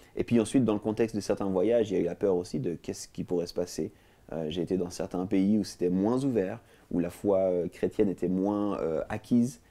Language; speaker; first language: French; native; French